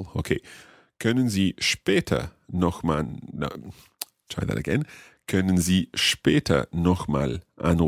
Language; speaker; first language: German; non-native, learner; English